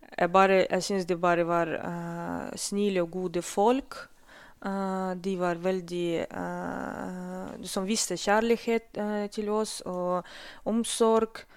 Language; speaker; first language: Norwegian; non-native, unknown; Russian